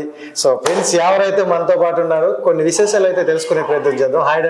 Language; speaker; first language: Telugu; native; Telugu